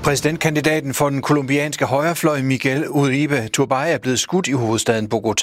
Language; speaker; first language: Danish; native; Danish